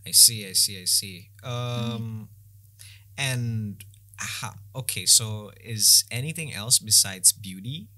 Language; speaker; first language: English; non-native, fluent; Indonesian